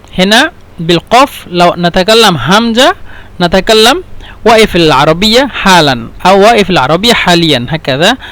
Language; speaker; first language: Egyptian Arabic; non-native, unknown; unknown